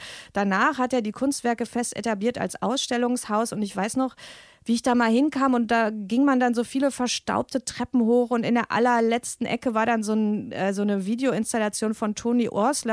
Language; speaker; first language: German; native; German